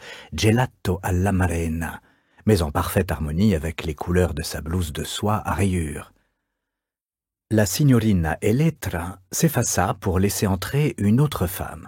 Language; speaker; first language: French; native; French